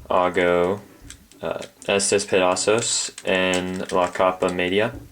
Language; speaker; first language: Spanish; non-native, learner; English